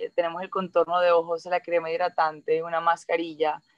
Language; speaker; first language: Spanish; native; Spanish